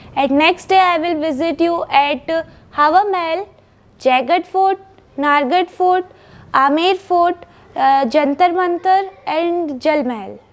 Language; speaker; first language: English; non-native, local second language; Hindi